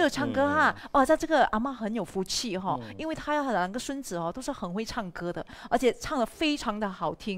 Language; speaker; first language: Chinese; native; Chinese